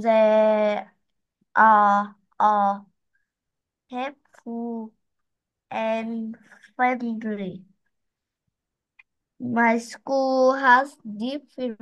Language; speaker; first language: English; non-native, learner; Vietnamese